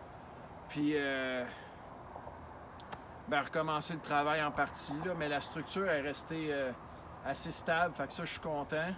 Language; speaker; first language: French; native; French